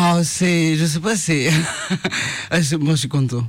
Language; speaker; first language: French; non-native, learner; Bangla